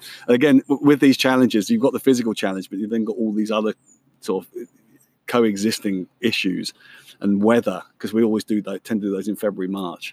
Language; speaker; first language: English; native; English